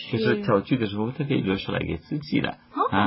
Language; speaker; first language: Chinese; non-native, fluent; Spanish